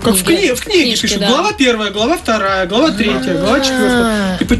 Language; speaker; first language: Russian; native; Russian